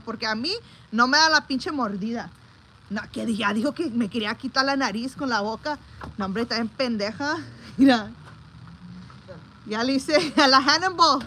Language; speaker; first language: Spanish; early bilingual, heritage; Spanish